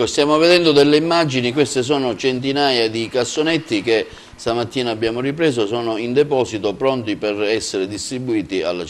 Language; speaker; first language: Italian; native; Italian